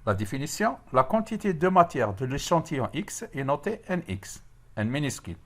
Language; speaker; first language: French; non-native, local second language; Arabic